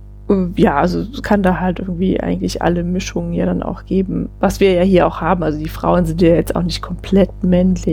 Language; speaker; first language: German; native; German